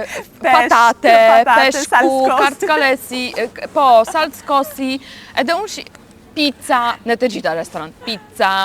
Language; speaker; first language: Albanian; non-native, learner; Polish